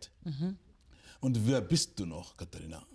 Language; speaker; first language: German; non-native, fluent; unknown